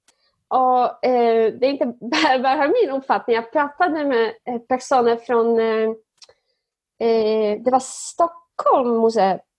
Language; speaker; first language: Swedish; non-native, fluent; Polish